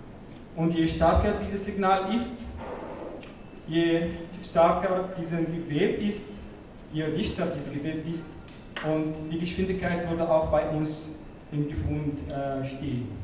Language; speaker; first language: German; non-native, fluent; Arabic